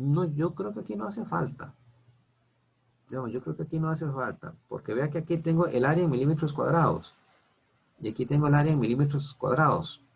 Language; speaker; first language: Spanish; native; Spanish